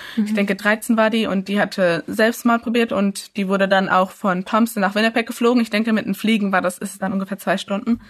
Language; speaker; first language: German; early bilingual, other home language; English